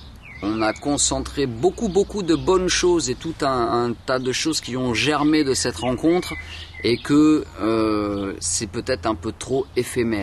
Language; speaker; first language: French; native; French